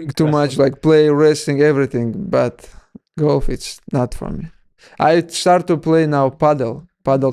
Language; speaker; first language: English; non-native, learner; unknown